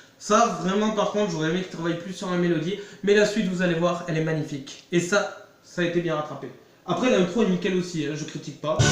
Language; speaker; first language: French; native; French